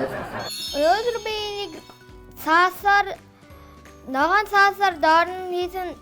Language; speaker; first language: Mongolian; early bilingual, heritage; Mongolian